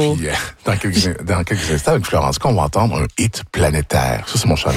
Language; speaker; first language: French; native; French